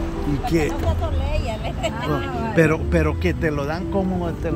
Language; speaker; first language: Spanish; native; Spanish